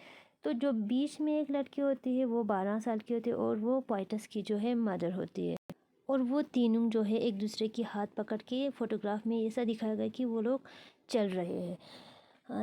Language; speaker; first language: Hindi; non-native, local second language; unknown